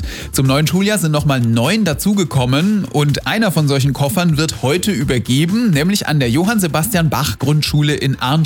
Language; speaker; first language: German; native; German